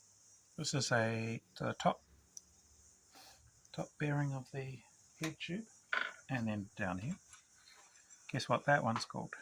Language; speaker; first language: English; native; English